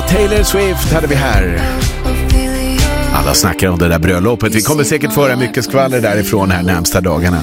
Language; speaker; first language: Swedish; native; Swedish